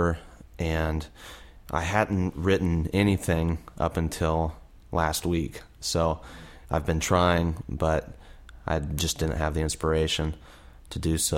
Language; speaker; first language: English; native; English